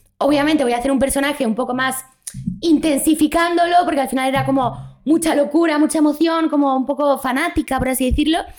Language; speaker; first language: Spanish; early bilingual, other home language; Polish